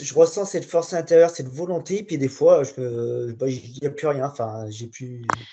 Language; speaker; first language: French; native; French